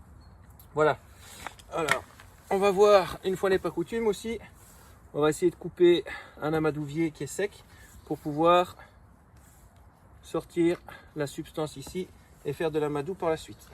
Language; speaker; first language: French; native; French